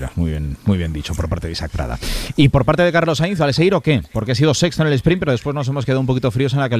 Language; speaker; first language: Spanish; native; Spanish